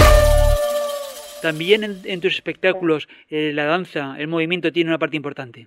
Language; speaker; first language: Spanish; native; Spanish